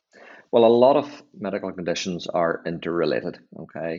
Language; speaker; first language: English; native; English